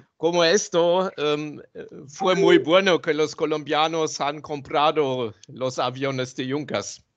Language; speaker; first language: Spanish; non-native, fluent; German